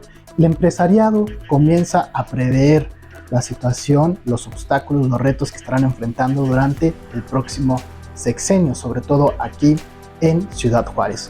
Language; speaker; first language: Spanish; native; Spanish